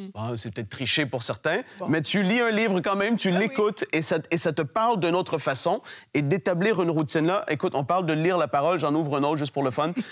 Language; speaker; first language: French; native; French